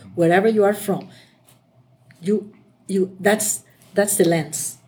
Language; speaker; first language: English; non-native, fluent; Spanish